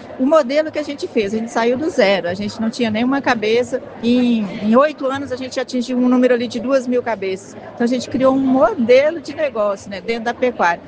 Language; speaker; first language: Portuguese; native; Portuguese